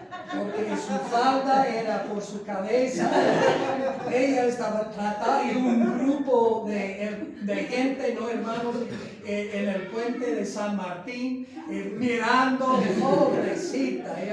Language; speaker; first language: Spanish; non-native, fluent; English